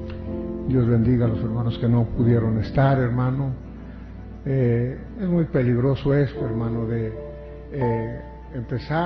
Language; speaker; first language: Spanish; native; Spanish